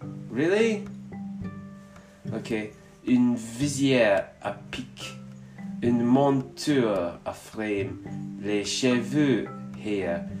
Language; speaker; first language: French; non-native, learner; English